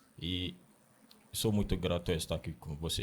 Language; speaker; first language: Portuguese; non-native, learner; Akan